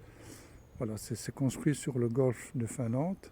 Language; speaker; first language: French; native; French